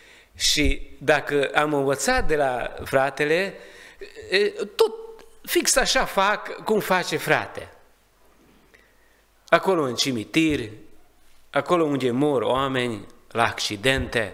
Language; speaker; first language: Romanian; non-native, learner; Hungarian